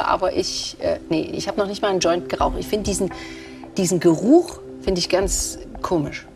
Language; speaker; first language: German; native; German